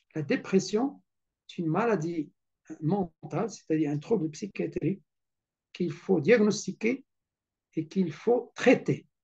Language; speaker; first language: French; non-native, local second language; Arabic